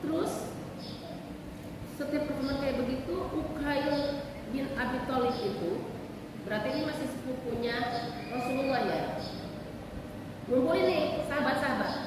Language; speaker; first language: Indonesian; native; Indonesian